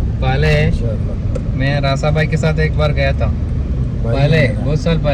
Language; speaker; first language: Hindi; non-native, local second language; Malayalam